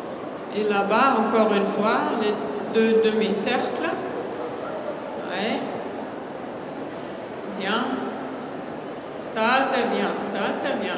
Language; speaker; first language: French; non-native, fluent; German